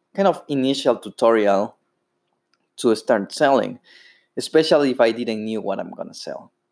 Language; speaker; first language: English; non-native, fluent; Spanish